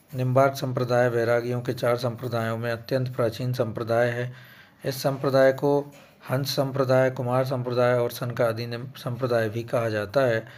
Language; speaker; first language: Hindi; native; Hindi